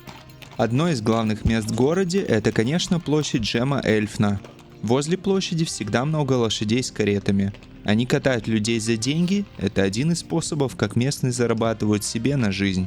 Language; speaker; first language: Russian; native; Russian